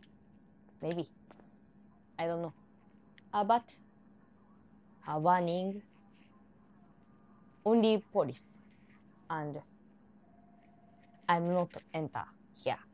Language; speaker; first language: English; non-native, learner; Japanese